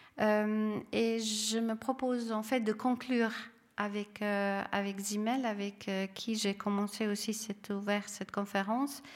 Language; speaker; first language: French; non-native, fluent; Serbian